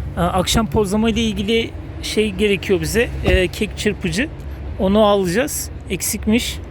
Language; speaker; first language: Turkish; native; Turkish